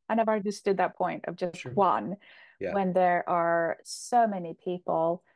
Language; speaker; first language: English; non-native, fluent; Polish